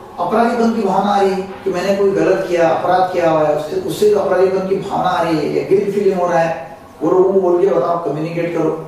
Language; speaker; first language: Hindi; non-native, local second language; Marathi